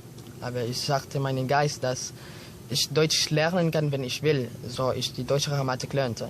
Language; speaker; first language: German; non-native, learner; Filipino